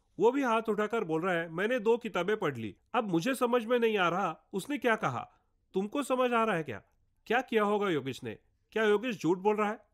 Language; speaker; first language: Hindi; non-native, local second language; Marathi